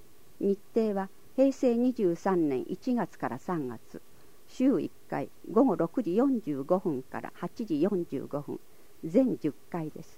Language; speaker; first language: Japanese; native; Japanese